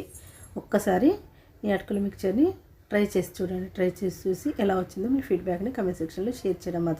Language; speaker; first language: Telugu; native; Telugu